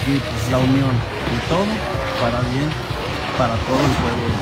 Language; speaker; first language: Spanish; native; Spanish